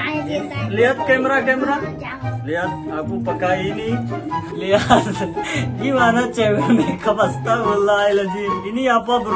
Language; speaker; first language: Indonesian; non-native, learner; Hindi